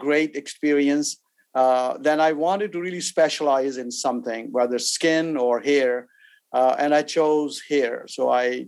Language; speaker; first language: English; non-native, local second language; Urdu